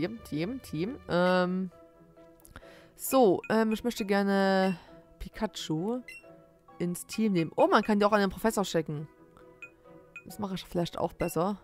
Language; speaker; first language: German; native; German